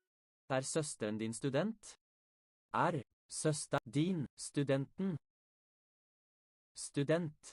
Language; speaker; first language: Norwegian; non-native, learner; English